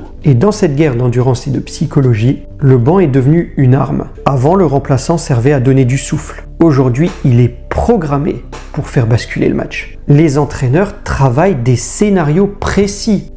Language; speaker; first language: French; native; French